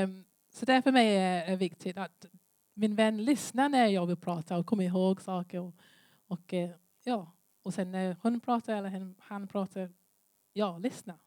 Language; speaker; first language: Swedish; non-native, learner; English